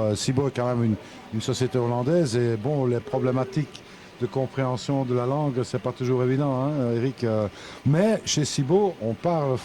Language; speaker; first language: French; native; French